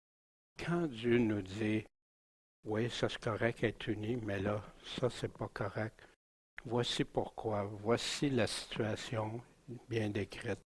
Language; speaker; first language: French; native; French